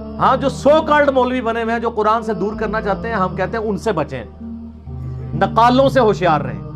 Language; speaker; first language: Urdu; native; Urdu